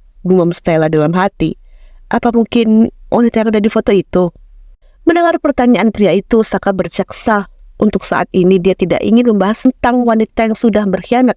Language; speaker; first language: Indonesian; native; Indonesian